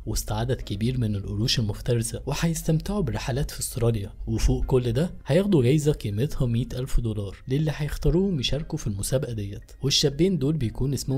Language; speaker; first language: Arabic; native; Arabic